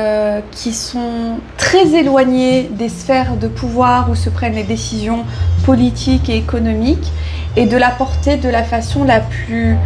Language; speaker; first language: French; native; French